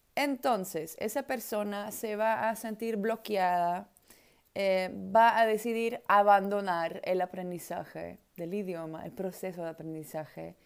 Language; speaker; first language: Spanish; non-native, fluent; Dutch